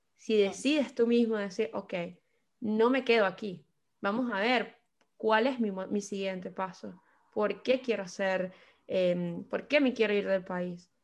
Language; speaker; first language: Spanish; native; Spanish